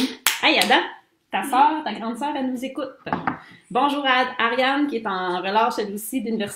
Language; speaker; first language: French; native; French